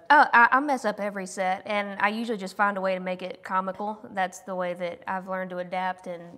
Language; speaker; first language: English; native; English